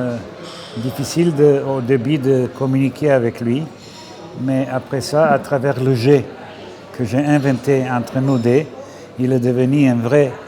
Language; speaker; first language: French; non-native, fluent; Serbian